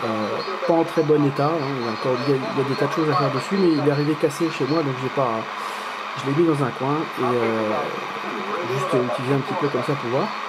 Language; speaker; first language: French; native; French